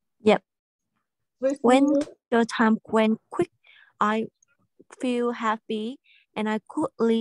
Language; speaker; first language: English; non-native, learner; Vietnamese